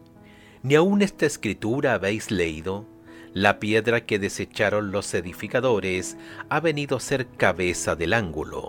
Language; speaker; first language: Spanish; native; Spanish